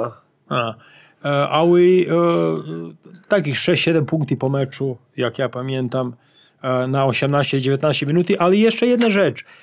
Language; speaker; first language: Polish; non-native, learner; Serbian